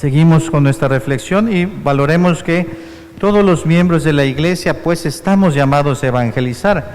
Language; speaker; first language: Spanish; native; Spanish